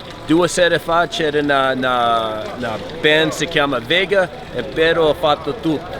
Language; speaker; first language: Italian; early bilingual, heritage; Italian